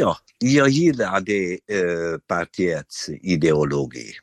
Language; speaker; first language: Swedish; non-native, learner; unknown